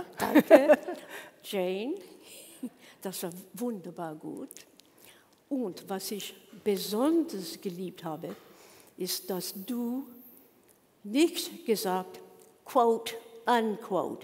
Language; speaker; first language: German; non-native, learner; English